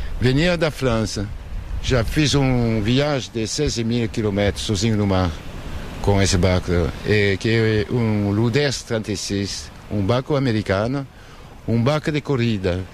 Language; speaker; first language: Portuguese; non-native, learner; French